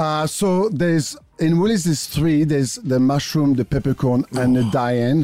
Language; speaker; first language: English; non-native, fluent; French